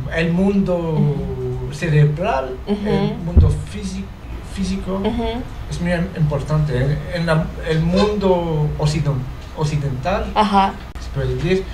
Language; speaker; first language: Spanish; non-native, learner; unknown